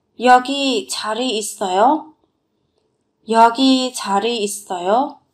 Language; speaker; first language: Korean; non-native, fluent; Vietnamese